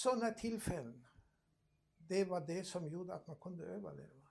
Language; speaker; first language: Swedish; non-native, fluent; German